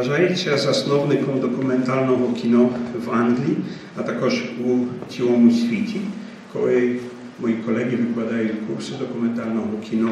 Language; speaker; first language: Ukrainian; early bilingual, heritage; Ukrainian